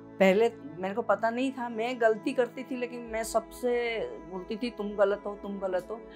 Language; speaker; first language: Hindi; non-native, local second language; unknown